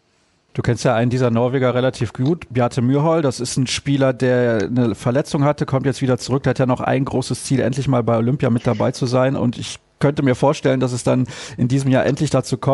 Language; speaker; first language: German; native; German